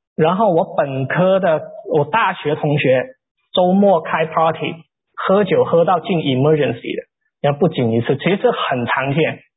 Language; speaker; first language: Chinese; native; Chinese